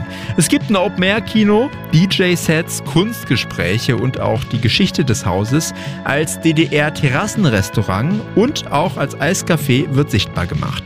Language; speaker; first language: German; native; German